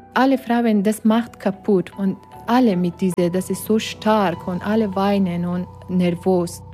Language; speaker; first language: German; non-native, learner; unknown